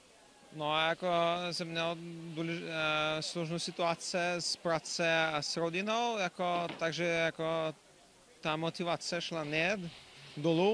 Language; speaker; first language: Czech; non-native, learner; Russian